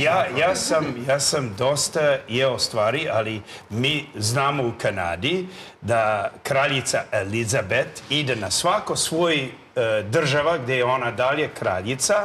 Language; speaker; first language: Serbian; non-native, learner; English